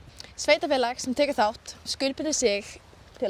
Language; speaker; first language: Icelandic; native; Icelandic